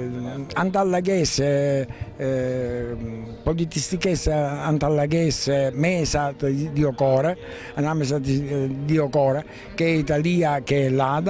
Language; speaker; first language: Greek; non-native, learner; Italian